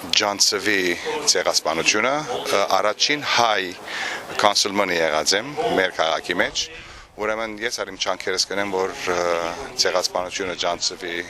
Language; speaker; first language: Armenian; early bilingual, heritage; Armenian